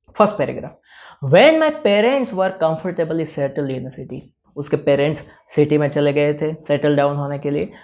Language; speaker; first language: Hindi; non-native, local second language; Gujarati